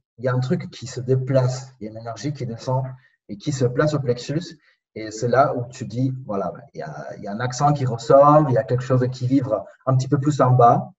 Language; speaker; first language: French; non-native, fluent; Spanish